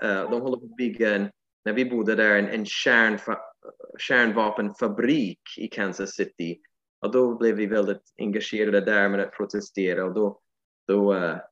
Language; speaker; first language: Swedish; non-native, fluent; English